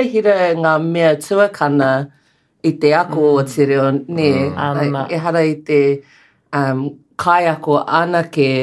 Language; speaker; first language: Māori; non-native, learner; English